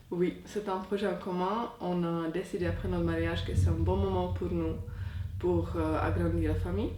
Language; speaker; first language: French; non-native, fluent; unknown